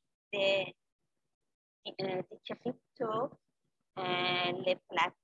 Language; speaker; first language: French; non-native, learner; Persian